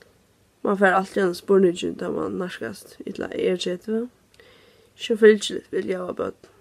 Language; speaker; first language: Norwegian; non-native, learner; Faroese